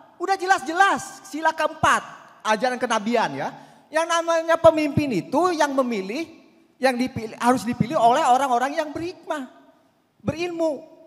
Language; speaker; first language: Indonesian; non-native, local second language; Sundanese